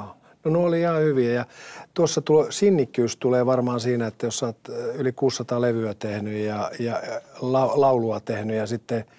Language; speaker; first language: Finnish; native; Finnish